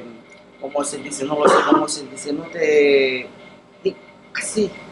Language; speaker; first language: Spanish; non-native, learner; Romanian